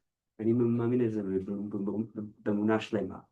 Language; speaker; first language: Hebrew; non-native, fluent; English